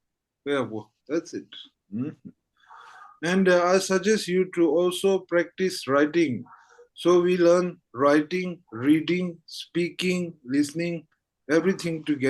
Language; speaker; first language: English; non-native, fluent; Tibetan